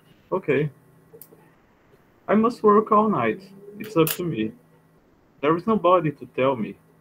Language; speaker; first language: English; non-native, learner; Portuguese